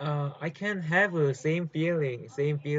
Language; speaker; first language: English; non-native, learner; Korean